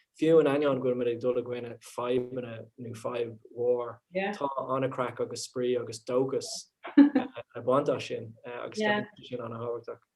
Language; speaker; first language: Irish; non-native, local second language; English